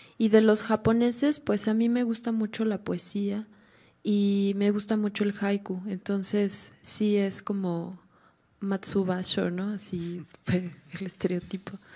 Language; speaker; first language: Spanish; native; Spanish